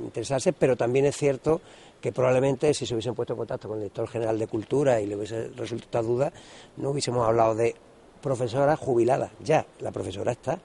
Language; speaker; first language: Spanish; native; Spanish